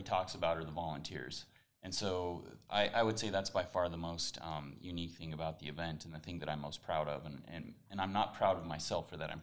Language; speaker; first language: English; native; English